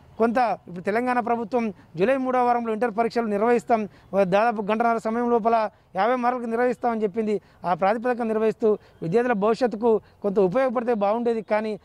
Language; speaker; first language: Telugu; native; Telugu